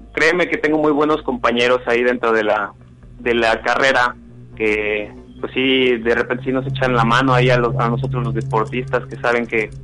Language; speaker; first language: Spanish; native; Spanish